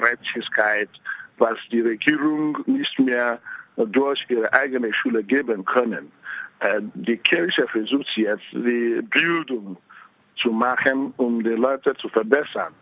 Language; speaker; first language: German; non-native, fluent; Igbo